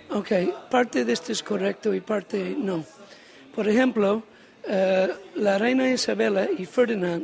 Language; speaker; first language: Spanish; non-native, learner; English